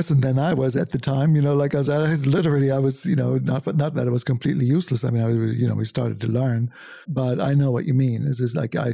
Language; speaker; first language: English; non-native, fluent; German